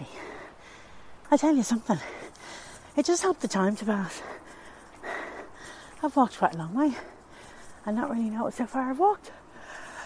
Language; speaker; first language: English; native; English